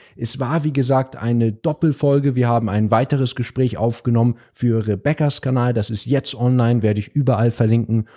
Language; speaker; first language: German; native; German